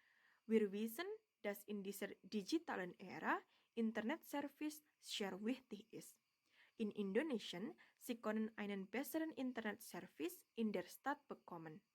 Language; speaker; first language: German; non-native, learner; Indonesian